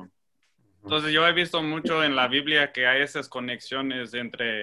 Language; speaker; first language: Spanish; non-native, fluent; English